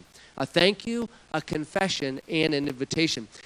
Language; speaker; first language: English; native; English